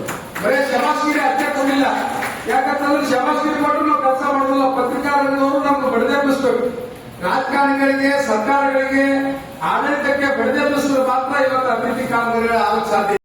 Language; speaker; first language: Kannada; native; Kannada